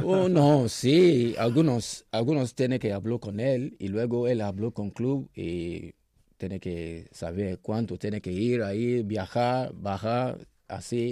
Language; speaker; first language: Spanish; non-native, learner; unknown